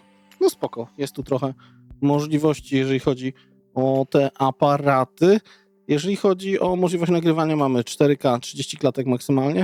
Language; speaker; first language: Polish; native; Polish